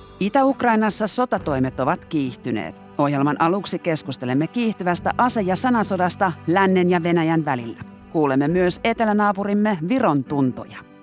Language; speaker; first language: Finnish; native; Finnish